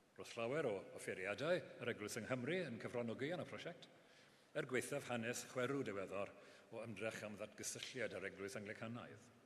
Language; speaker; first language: Welsh; non-native, local second language; English